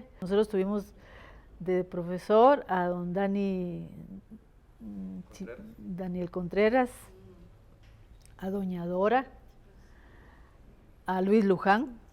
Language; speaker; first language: Spanish; native; Spanish